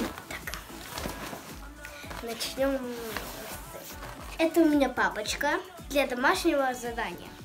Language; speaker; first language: Russian; early bilingual, heritage; Russian